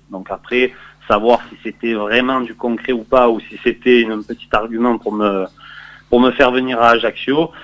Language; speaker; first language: French; native; French